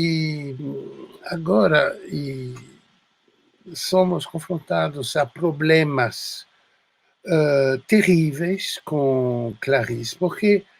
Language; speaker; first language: Portuguese; non-native, fluent; French